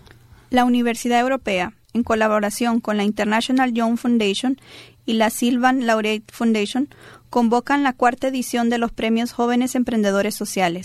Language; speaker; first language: Spanish; native; Spanish